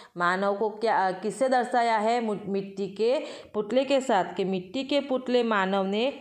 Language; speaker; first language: Hindi; non-native, local second language; Gujarati